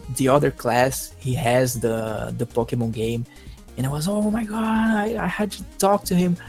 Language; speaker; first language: English; non-native, fluent; Portuguese